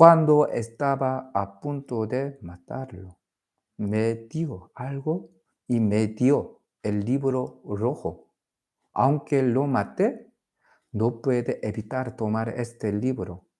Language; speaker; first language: Spanish; non-native, learner; Korean